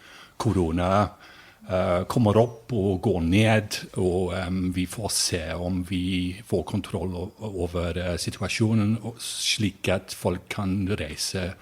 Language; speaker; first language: Norwegian; non-native, fluent; English